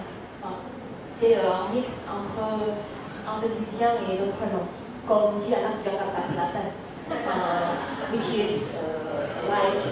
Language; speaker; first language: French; non-native, fluent; Indonesian